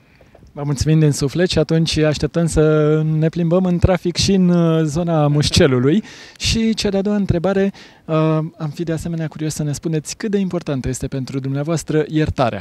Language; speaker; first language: Romanian; native; Romanian